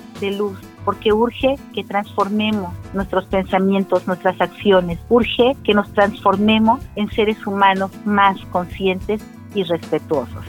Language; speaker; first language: Spanish; native; Spanish